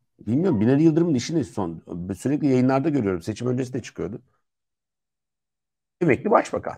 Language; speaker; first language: Turkish; native; Turkish